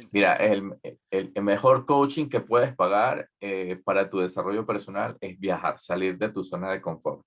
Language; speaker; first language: Spanish; native; Spanish